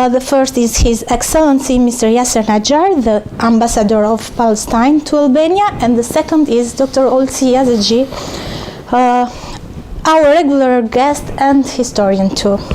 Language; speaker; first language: English; non-native, fluent; Albanian